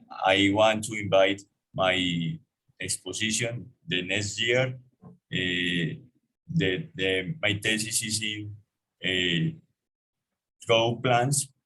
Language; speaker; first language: English; non-native, learner; Spanish